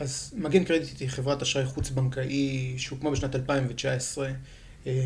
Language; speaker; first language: Hebrew; native; Hebrew